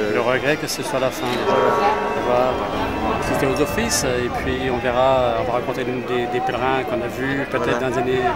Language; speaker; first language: French; native; French